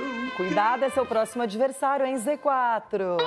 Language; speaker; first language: Portuguese; native; Portuguese